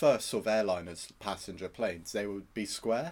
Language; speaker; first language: English; native; English